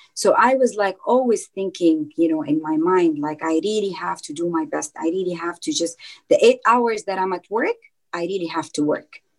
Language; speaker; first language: English; non-native, fluent; Arabic